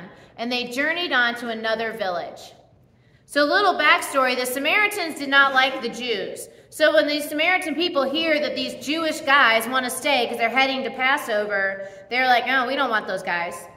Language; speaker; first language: English; native; English